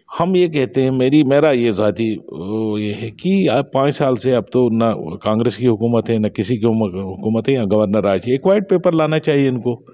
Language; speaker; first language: Hindi; non-native, local second language; Shina